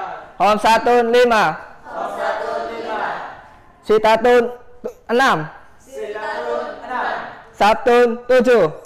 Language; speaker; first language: Arabic; non-native, learner; Indonesian